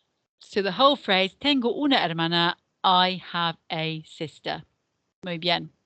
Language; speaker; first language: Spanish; non-native, fluent; English